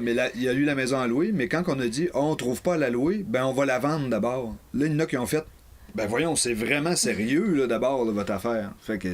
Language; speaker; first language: French; native; French